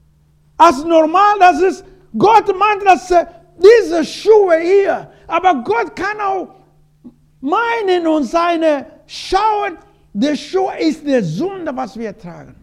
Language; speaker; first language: German; non-native, learner; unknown